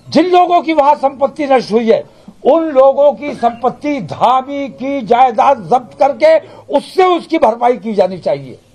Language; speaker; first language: Hindi; native; Hindi